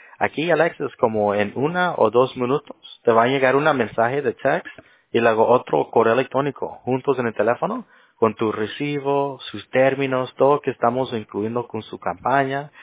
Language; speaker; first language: Spanish; native; Spanish